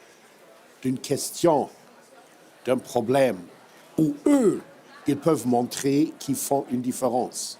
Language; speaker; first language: French; non-native, fluent; German